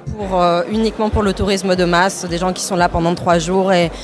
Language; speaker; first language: French; native; French